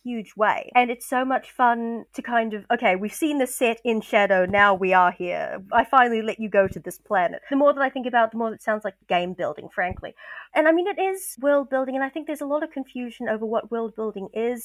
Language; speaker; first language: English; native; English